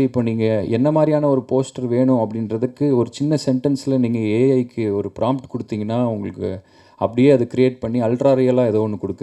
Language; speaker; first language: Tamil; native; Tamil